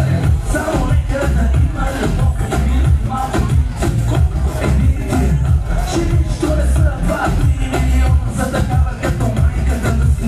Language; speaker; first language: Bulgarian; native; Bulgarian